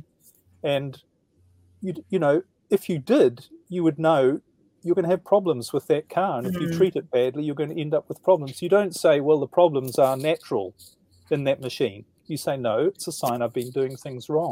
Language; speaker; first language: English; native; English